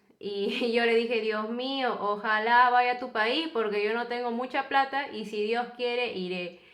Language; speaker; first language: Spanish; native; Spanish